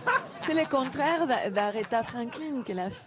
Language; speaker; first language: French; native; French